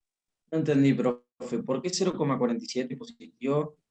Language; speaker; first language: Spanish; native; Spanish